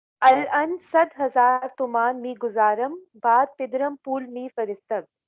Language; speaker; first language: Persian; non-native, learner; Urdu